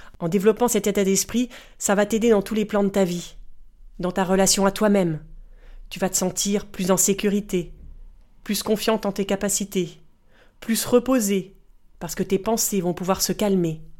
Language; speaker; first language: French; native; French